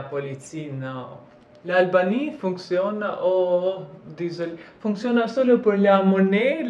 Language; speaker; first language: French; non-native, learner; Albanian